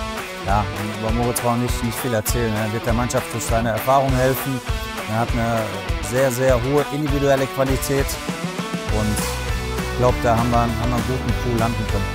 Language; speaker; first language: German; native; German